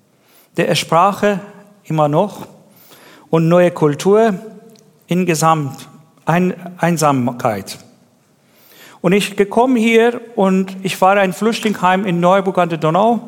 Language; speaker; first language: German; non-native, learner; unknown